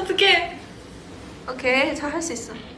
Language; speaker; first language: Korean; native; Korean